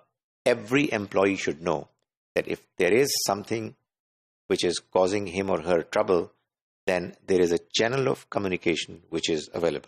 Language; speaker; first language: English; non-native, local second language; Urdu